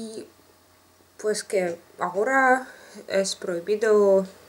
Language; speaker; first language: Spanish; non-native, learner; Russian